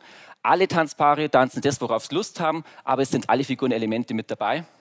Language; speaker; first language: German; native; German